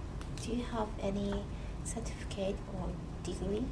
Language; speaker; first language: English; non-native, learner; Japanese